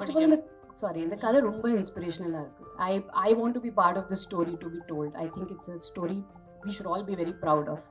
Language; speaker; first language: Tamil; non-native, fluent; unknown